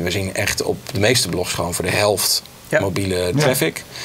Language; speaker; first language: Dutch; native; Dutch